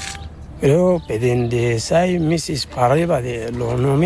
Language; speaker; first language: Spanish; non-native, learner; Arabic